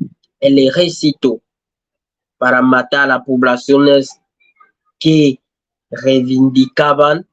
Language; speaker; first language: Spanish; non-native, learner; French